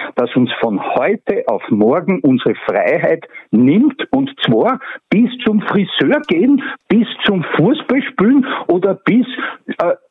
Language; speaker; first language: German; native; German